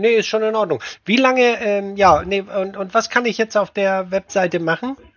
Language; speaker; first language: German; native; German